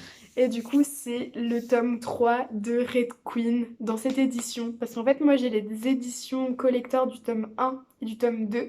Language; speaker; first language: French; native; French